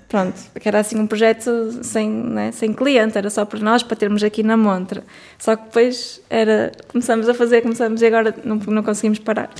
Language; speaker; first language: Portuguese; native; Portuguese